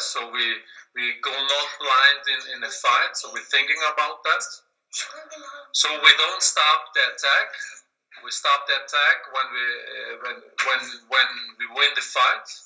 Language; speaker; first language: English; non-native, learner; German